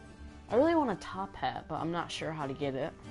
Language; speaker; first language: English; native; English